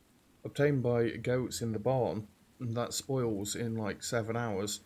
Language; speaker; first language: English; native; English